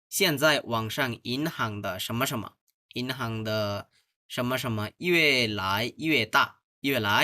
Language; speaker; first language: Chinese; non-native, fluent; Bangla